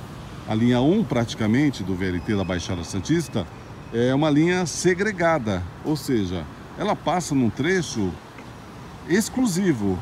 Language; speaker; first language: Portuguese; native; Portuguese